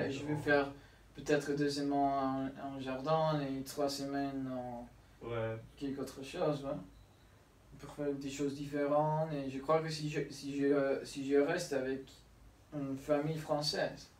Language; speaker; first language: French; non-native, learner; Spanish